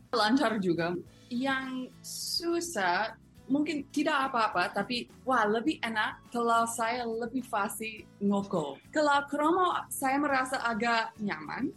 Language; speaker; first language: Indonesian; non-native, fluent; English